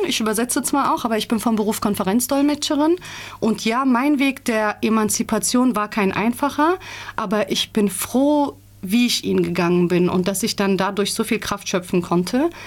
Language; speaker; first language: German; early bilingual, other home language; Turkish